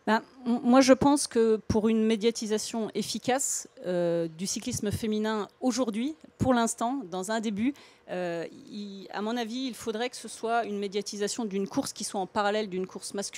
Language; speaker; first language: French; native; French